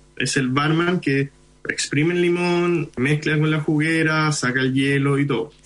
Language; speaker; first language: Spanish; early bilingual, other home language; Hindi